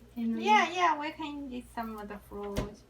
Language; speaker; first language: English; non-native, learner; Chinese